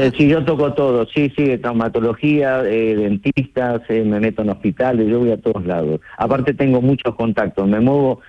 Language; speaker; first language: Spanish; native; Spanish